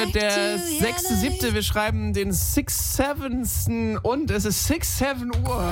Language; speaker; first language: German; native; German